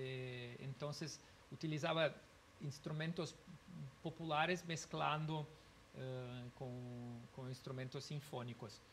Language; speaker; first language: Spanish; non-native, learner; Portuguese